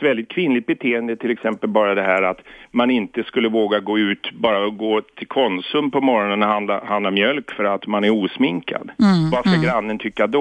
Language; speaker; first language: Swedish; native; Swedish